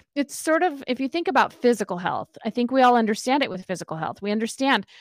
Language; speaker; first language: English; native; English